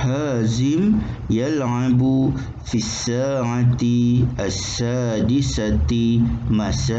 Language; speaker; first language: Arabic; non-native, fluent; Malay